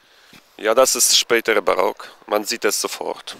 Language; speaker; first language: German; non-native, fluent; Polish